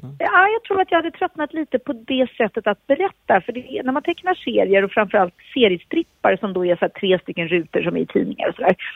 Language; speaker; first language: Swedish; native; Swedish